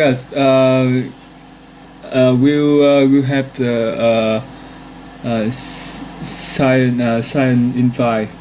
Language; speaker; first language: English; non-native, learner; Vietnamese